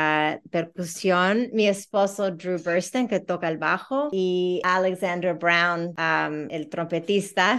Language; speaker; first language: Spanish; early bilingual, heritage; Spanish